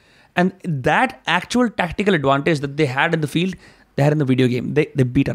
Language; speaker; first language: English; non-native, local second language; Hindi